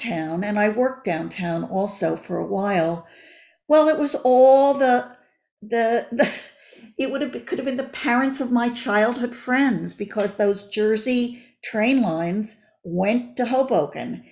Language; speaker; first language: English; native; English